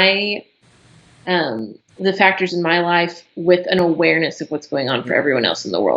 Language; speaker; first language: English; native; English